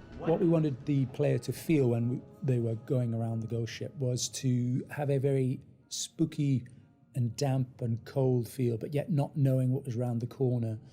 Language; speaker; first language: English; native; English